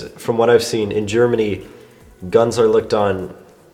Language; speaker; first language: English; native; English